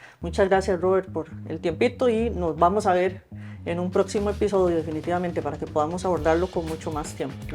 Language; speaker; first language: Spanish; native; Spanish